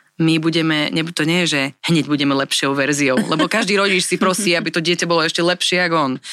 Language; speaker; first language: Slovak; early bilingual, other home language; English